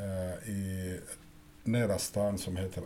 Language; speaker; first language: Swedish; non-native, fluent; Arabic